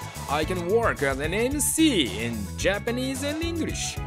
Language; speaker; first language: English; non-native, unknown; Japanese